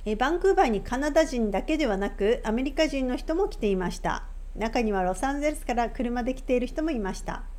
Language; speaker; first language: Japanese; native; Japanese